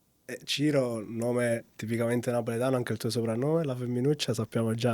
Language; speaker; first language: Italian; native; Italian